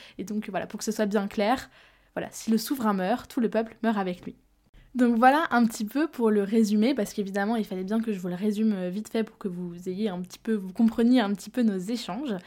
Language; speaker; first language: French; native; French